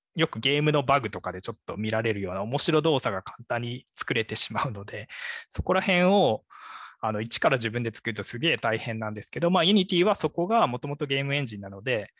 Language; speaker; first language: Japanese; native; Japanese